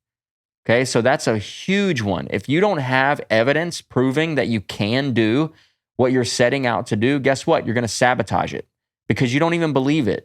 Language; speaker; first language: English; native; English